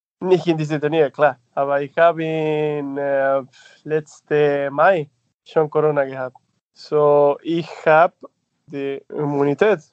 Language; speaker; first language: German; non-native, fluent; Spanish